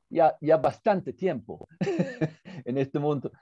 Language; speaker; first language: Spanish; early bilingual, other home language; German